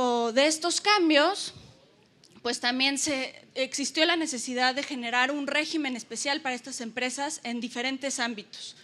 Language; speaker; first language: Spanish; native; Spanish